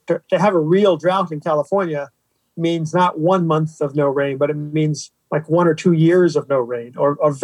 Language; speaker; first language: English; native; English